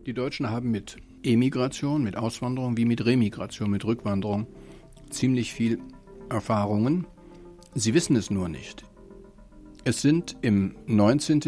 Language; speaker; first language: German; native; German